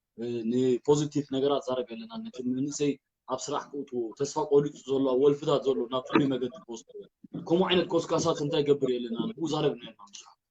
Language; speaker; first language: Tigrinya; early bilingual, heritage; Tigrinya